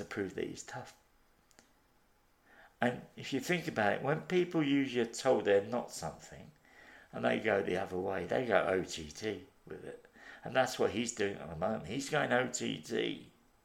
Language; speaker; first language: English; native; English